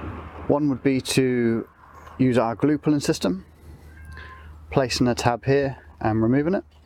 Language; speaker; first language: English; native; English